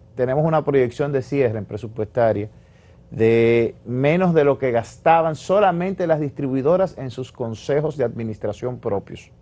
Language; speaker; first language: Spanish; native; Spanish